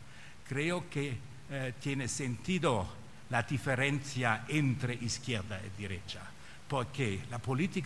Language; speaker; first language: Spanish; non-native, fluent; German